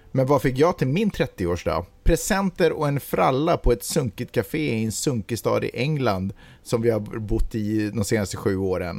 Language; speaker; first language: Swedish; native; Swedish